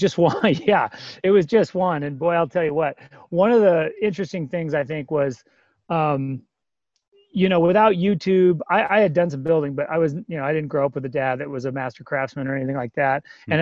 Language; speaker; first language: English; native; English